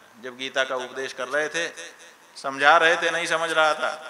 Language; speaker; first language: Hindi; native; Hindi